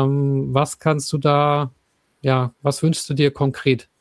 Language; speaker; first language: German; native; German